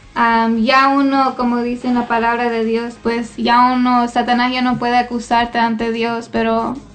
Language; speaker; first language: Spanish; early bilingual, heritage; Spanish